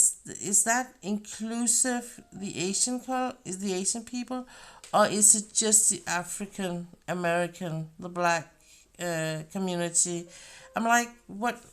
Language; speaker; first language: English; non-native, fluent; Danish